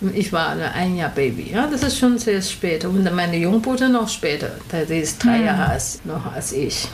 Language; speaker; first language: German; non-native, learner; Chinese